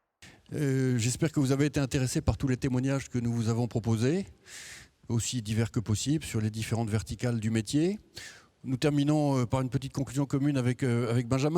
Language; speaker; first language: French; native; French